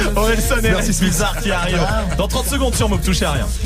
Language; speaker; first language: French; non-native, fluent; English